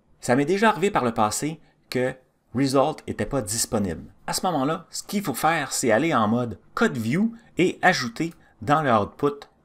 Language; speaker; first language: French; native; French